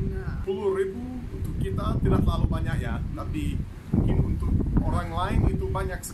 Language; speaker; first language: Indonesian; non-native, fluent; English